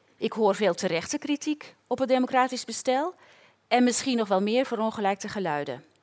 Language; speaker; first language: Dutch; native; Dutch